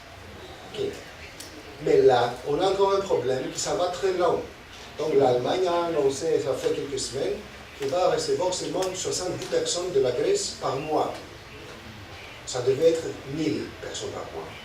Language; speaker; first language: French; non-native, fluent; Greek